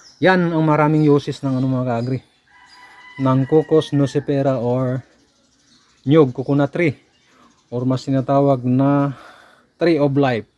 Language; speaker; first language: Filipino; non-native, local second language; Cebuano